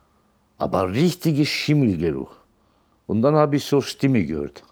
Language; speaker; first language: German; non-native, fluent; Turkish